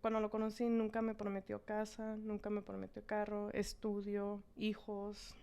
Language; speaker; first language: Spanish; early bilingual, heritage; Spanish